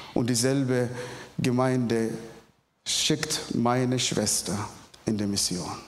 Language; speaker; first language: German; non-native, fluent; Arabic